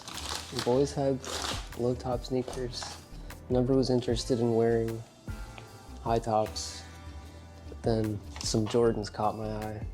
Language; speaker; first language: English; native; English